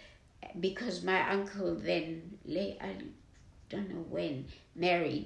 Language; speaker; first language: English; non-native, local second language; German